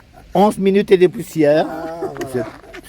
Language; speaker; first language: French; native; French